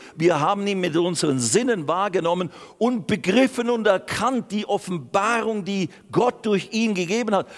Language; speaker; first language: German; native; German